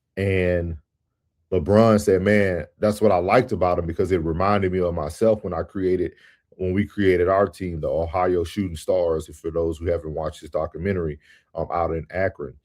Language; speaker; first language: English; native; English